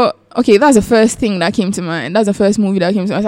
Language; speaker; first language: English; non-native, local second language; Akan